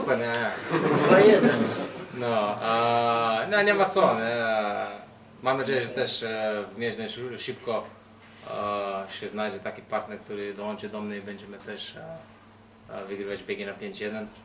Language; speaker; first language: Polish; non-native, fluent; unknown